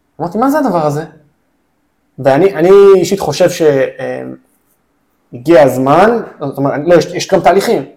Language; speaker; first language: Hebrew; native; Hebrew